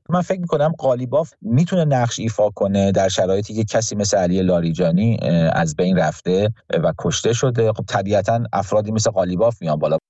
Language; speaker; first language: Persian; native; Persian